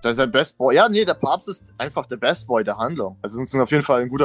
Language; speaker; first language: German; native; German